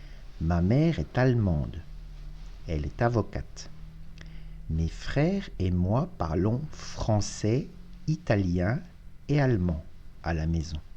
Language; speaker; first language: French; non-native, fluent; Russian